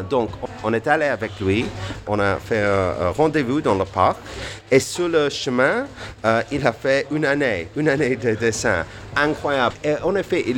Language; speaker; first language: French; non-native, fluent; English